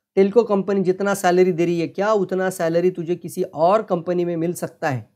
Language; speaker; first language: Hindi; non-native, local second language; Marathi